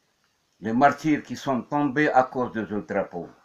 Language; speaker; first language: French; non-native, local second language; Kabyle